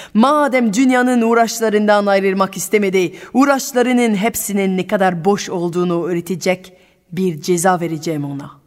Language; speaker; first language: Turkish; non-native, fluent; French